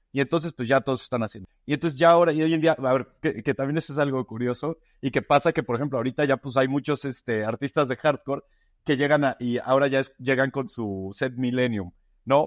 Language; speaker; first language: Spanish; native; Spanish